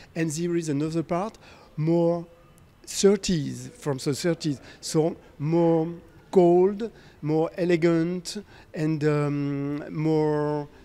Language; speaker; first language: English; non-native, fluent; French